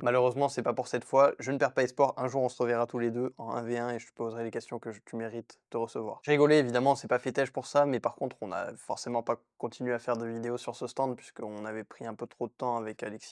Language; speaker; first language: French; native; French